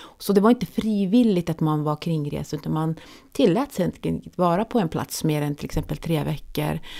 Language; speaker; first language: Swedish; native; Swedish